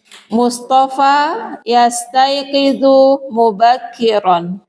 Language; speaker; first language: Arabic; non-native, fluent; Indonesian